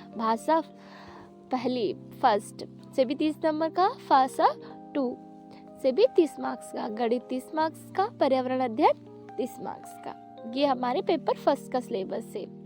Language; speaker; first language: Hindi; native; Hindi